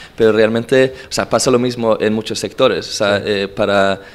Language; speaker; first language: Spanish; non-native, fluent; Swedish